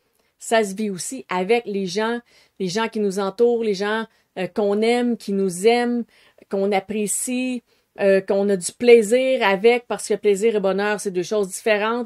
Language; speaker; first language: French; native; French